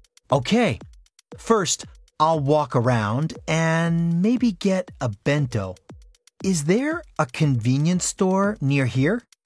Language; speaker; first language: English; native; English